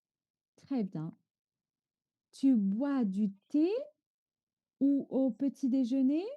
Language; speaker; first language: French; non-native, fluent; Chinese